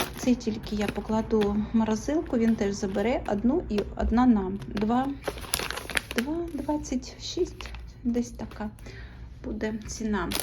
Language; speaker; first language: Ukrainian; native; Ukrainian